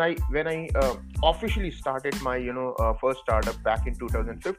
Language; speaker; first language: English; non-native, local second language; Hindi